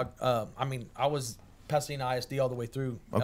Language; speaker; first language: English; native; English